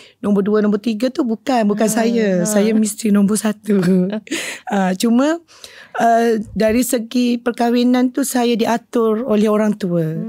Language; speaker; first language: Malay; native; Malay